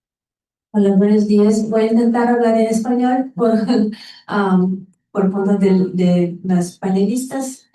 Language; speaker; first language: Spanish; non-native, fluent; Portuguese